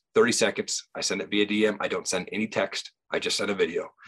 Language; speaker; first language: English; native; English